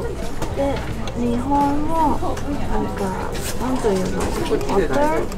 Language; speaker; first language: Japanese; non-native, learner; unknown